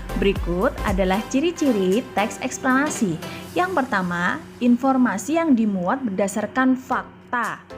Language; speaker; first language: Indonesian; native; Indonesian